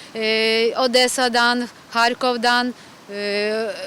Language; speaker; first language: Turkish; non-native, learner; Ukrainian